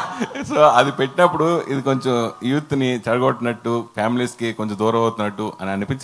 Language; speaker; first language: Telugu; native; Telugu